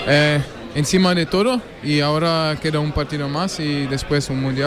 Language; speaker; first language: Spanish; non-native, learner; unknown